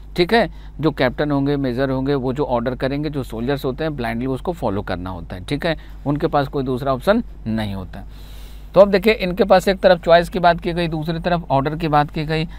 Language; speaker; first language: Hindi; native; Hindi